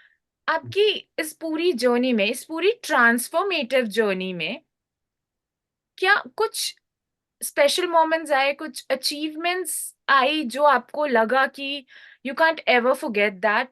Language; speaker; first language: Hindi; native; Hindi